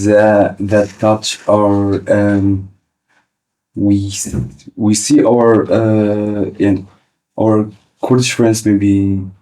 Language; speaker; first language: English; early bilingual, other home language; Kurdish